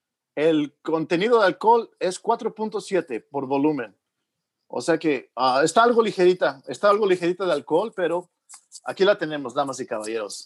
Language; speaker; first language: Spanish; early bilingual, heritage; Spanish